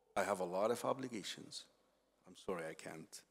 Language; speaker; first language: English; non-native, fluent; Arabic